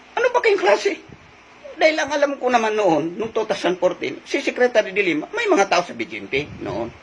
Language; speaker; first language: Filipino; non-native, local second language; Cebuano